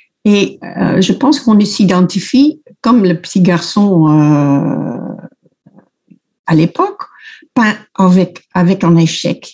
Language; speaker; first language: French; non-native, fluent; Dutch